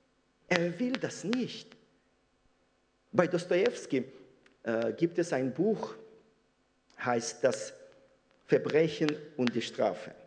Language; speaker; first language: German; non-native, fluent; Russian